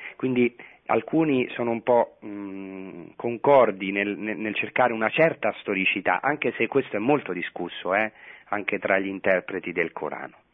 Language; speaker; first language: Italian; native; Italian